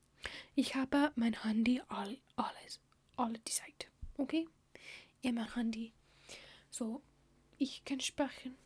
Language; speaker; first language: German; non-native, learner; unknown